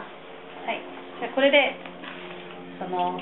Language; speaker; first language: Japanese; non-native, fluent; Chinese